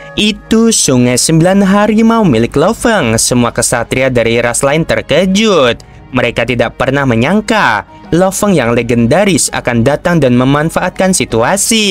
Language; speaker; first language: Indonesian; native; Indonesian